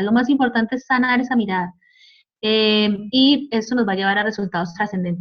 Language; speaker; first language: Spanish; native; Spanish